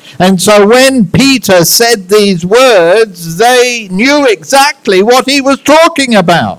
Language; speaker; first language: English; native; English